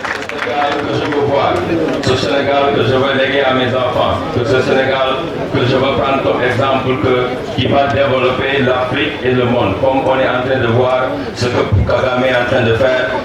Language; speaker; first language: French; non-native, local second language; Wolof